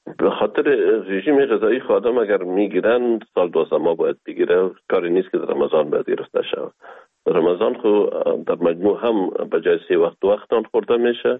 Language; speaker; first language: Persian; native; Persian